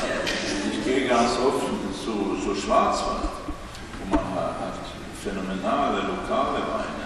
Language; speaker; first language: German; non-native, learner; Swedish